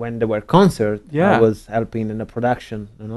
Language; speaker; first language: English; non-native, fluent; Italian